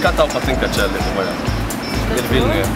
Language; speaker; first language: Lithuanian; non-native, learner; Swedish